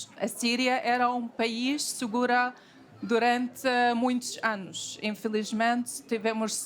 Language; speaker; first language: Portuguese; non-native, fluent; Arabic